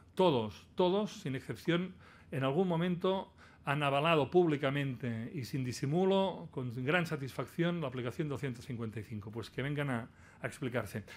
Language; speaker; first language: Spanish; non-native, local second language; Catalan